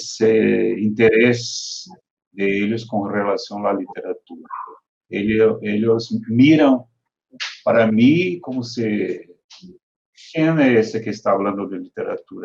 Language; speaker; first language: Spanish; non-native, fluent; Portuguese